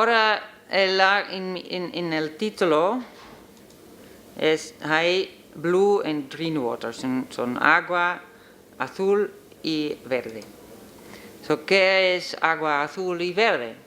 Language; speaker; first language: Spanish; non-native, learner; Dutch